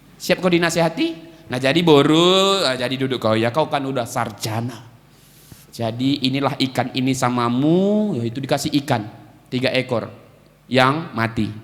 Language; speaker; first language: Indonesian; native; Indonesian